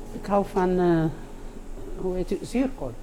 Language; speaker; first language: Dutch; non-native, learner; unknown